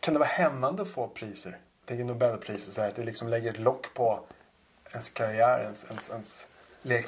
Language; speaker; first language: Swedish; native; Swedish